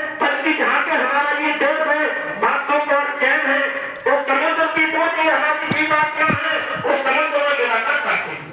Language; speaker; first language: Hindi; native; Hindi